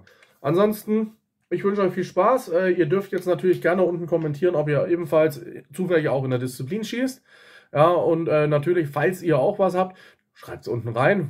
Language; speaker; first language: German; native; German